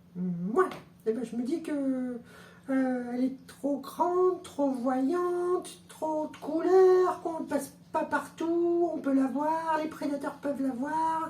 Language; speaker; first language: French; native; French